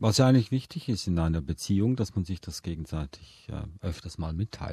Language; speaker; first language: German; native; German